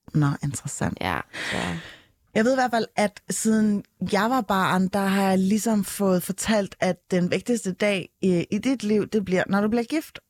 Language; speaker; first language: Danish; early bilingual, other home language; Arabic